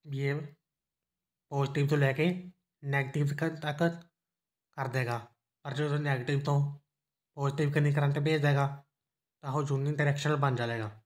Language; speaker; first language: Hindi; non-native, local second language; Punjabi